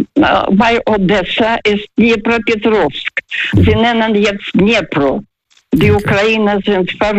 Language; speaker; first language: German; non-native, fluent; Russian